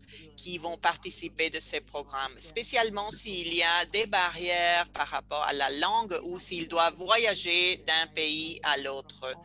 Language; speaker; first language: French; non-native, fluent; Spanish